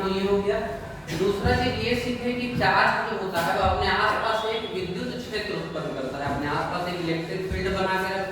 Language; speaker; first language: Hindi; native; Hindi